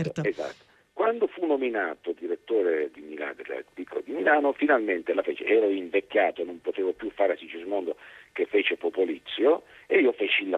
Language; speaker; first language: Italian; native; Italian